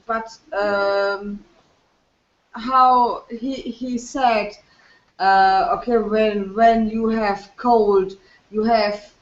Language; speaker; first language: English; non-native, learner; French